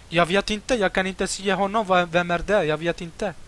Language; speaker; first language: Swedish; non-native, local second language; Turkish